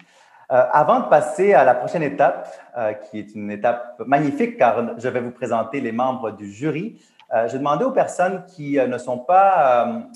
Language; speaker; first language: French; native; French